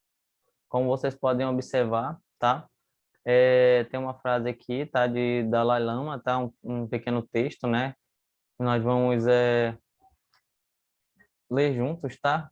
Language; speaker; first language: Portuguese; native; Portuguese